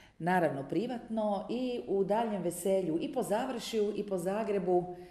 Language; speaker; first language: Croatian; native; Croatian